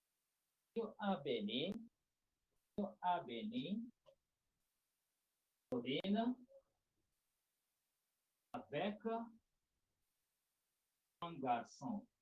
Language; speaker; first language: French; non-native, fluent; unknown